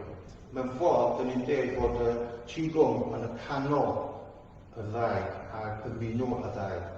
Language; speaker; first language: Welsh; non-native, fluent; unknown